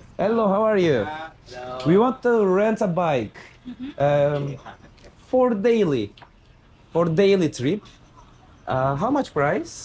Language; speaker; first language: English; non-native, learner; Turkish